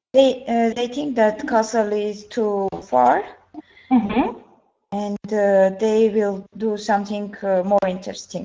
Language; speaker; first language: English; non-native, learner; Armenian